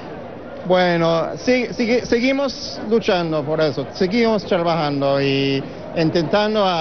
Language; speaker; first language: Spanish; non-native, fluent; English